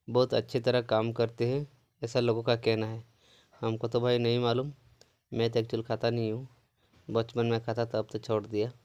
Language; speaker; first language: Hindi; non-native, local second language; Odia